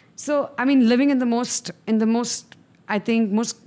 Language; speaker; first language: English; non-native, local second language; Sindhi